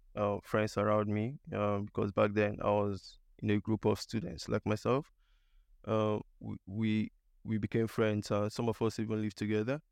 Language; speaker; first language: English; non-native, local second language; Igbo